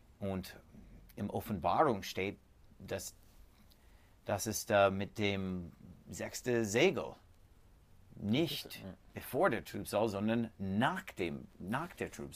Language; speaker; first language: German; non-native, learner; English